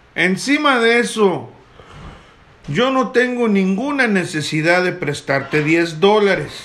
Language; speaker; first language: Spanish; early bilingual, heritage; Spanish